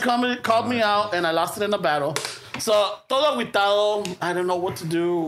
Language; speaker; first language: English; early bilingual, other home language; Spanish